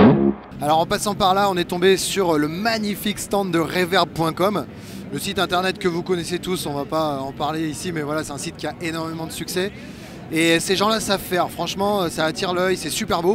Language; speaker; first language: French; native; French